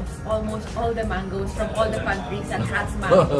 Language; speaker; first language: English; non-native, local second language; Cebuano